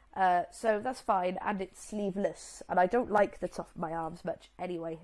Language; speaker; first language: English; native; English